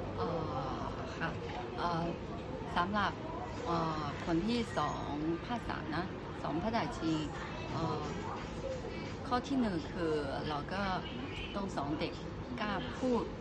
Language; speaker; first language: Thai; non-native, fluent; Chinese